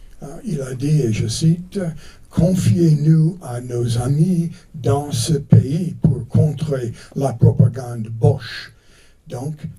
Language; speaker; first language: French; non-native, fluent; English